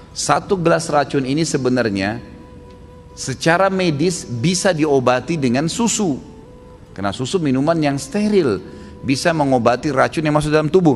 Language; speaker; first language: Indonesian; native; Indonesian